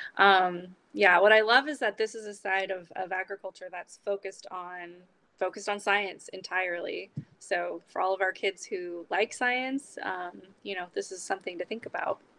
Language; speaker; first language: English; native; English